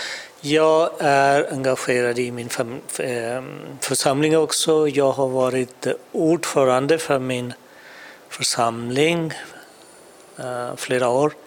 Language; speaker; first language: Swedish; non-native, fluent; Urdu